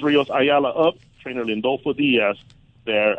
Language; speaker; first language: English; native; English